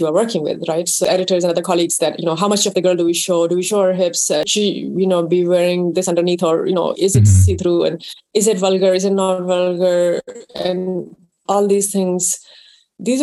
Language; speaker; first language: English; non-native, local second language; Urdu